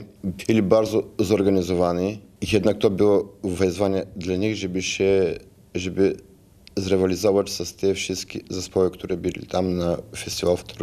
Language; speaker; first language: Polish; non-native, fluent; Bulgarian